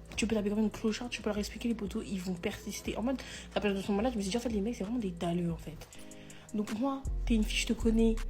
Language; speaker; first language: French; native; French